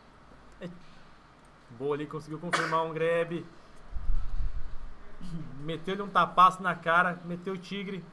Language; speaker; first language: Portuguese; native; Portuguese